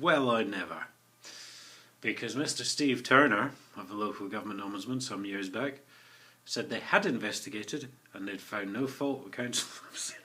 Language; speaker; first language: English; native; English